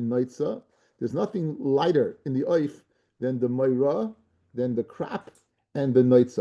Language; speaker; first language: English; native; English